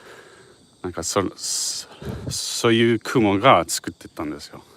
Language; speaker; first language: Japanese; non-native, fluent; English